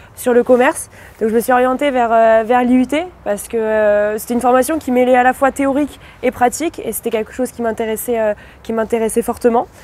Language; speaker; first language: French; native; French